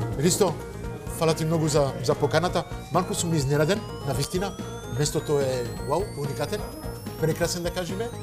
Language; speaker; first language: Macedonian; non-native, fluent; French